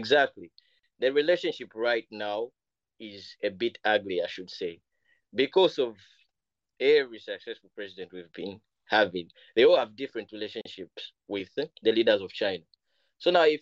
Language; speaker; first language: English; non-native, local second language; Bemba